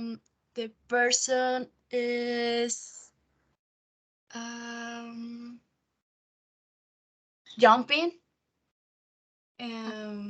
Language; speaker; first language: English; non-native, learner; Spanish